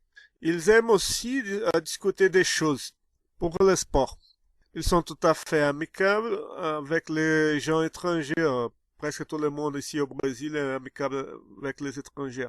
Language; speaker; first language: French; non-native, fluent; Portuguese